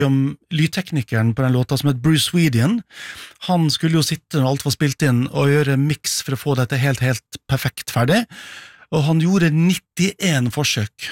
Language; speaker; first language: Norwegian; native; Norwegian